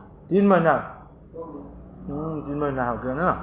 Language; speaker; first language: Hindi; non-native, local second language; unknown